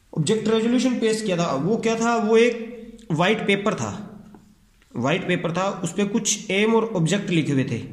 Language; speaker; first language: Hindi; non-native, local second language; Punjabi